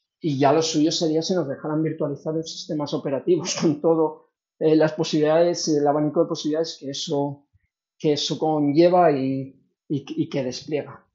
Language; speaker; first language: Spanish; native; Spanish